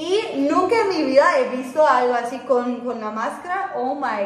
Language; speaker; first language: Spanish; non-native, fluent; English